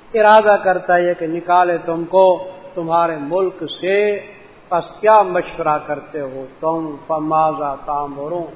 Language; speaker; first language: Urdu; non-native, local second language; Sindhi